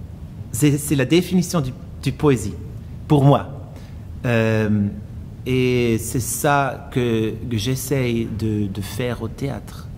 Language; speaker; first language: French; non-native, fluent; German